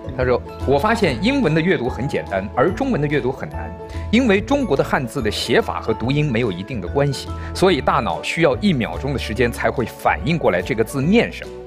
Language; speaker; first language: Chinese; native; Chinese